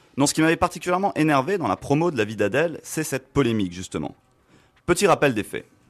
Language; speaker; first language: French; native; French